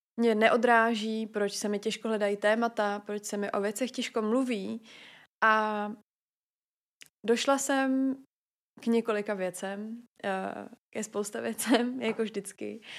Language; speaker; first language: Czech; native; Czech